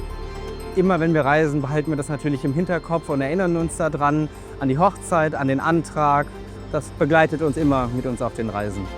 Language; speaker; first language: German; native; German